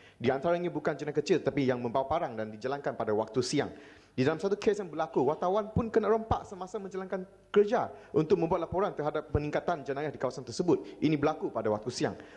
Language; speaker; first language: Malay; non-native, local second language; Chinese